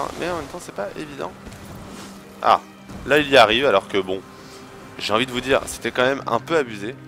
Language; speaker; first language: French; native; French